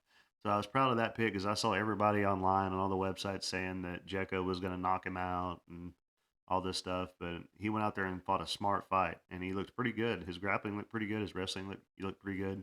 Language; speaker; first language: English; native; English